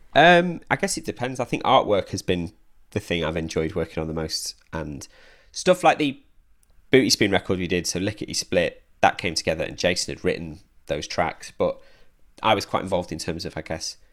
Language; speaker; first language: English; native; English